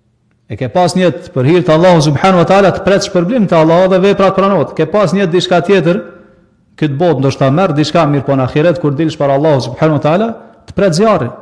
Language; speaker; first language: Albanian; native; Albanian